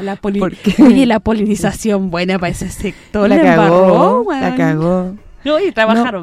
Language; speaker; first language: Spanish; native; Spanish